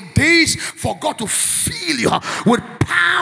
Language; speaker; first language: English; non-native, local second language; Akan